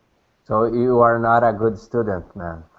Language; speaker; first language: English; non-native, learner; Portuguese